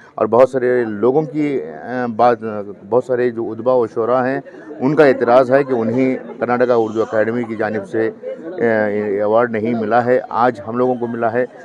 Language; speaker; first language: Hindi; non-native, local second language; Urdu